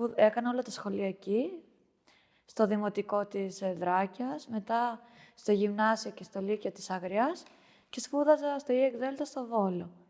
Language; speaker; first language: Greek; early bilingual, other home language; Albanian